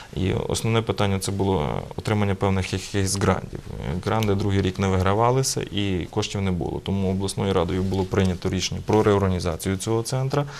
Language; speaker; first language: Ukrainian; native; Ukrainian